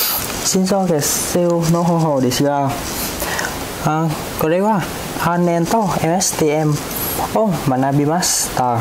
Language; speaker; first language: Japanese; non-native, fluent; Vietnamese